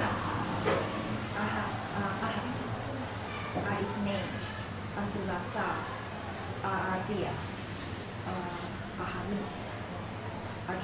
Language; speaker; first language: Arabic; non-native, learner; Chinese